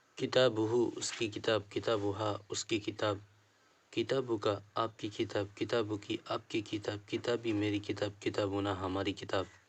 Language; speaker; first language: Urdu; native; Urdu